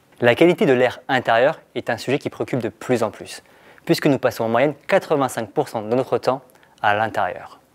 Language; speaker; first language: French; native; French